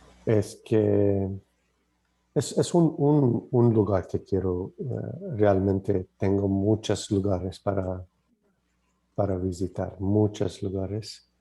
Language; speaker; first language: Spanish; non-native, learner; English